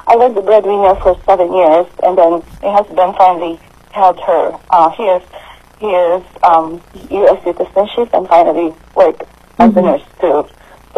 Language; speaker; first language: English; non-native, local second language; Filipino